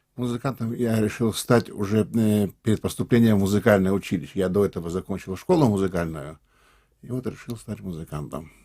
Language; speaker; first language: Russian; non-native, local second language; Crimean Tatar